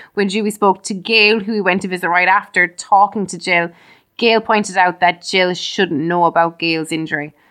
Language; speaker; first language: English; native; English